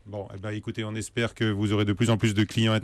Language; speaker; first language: French; native; French